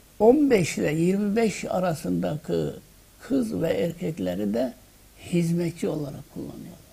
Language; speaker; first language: Turkish; native; Turkish